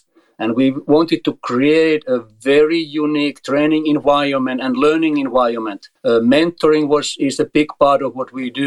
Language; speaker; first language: English; non-native, fluent; Finnish